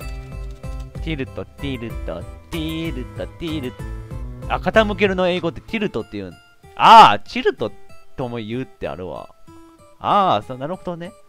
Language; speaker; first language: Japanese; native; Japanese